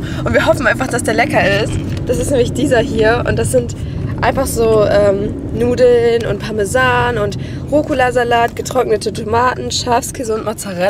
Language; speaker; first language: German; native; German